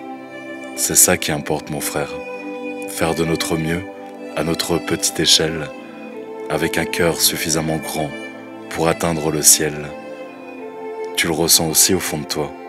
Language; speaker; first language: French; native; French